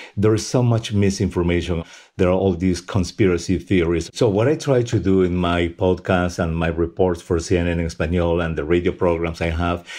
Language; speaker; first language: English; non-native, fluent; Spanish